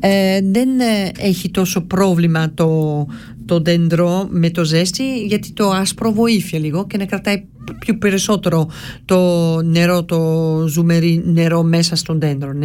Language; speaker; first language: Greek; early bilingual, heritage; Greek